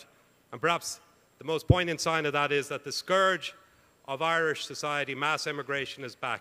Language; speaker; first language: English; native; English